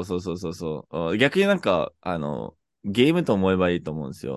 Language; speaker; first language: Japanese; non-native, fluent; English